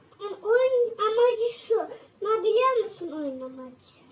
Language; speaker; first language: Turkish; native; Turkish